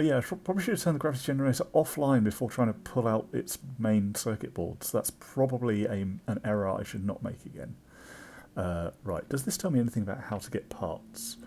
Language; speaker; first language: English; native; English